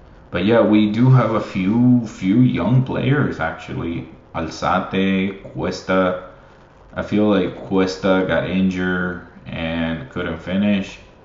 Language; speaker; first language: English; non-native, fluent; Spanish